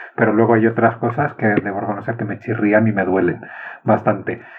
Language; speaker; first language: Spanish; native; Spanish